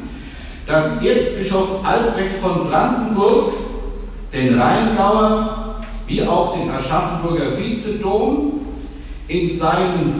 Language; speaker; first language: German; native; German